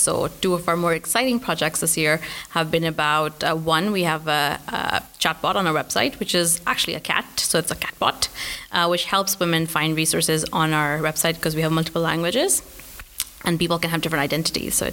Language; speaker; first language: English; non-native, local second language; Urdu